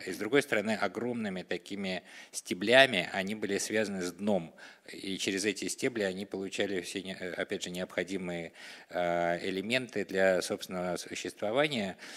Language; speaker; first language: Russian; native; Russian